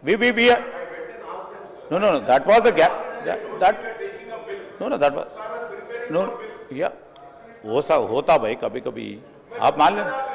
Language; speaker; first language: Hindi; non-native, local second language; Telugu